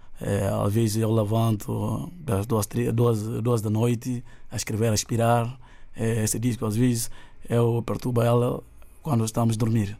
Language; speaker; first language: Portuguese; non-native, local second language; Upper Guinea Crioulo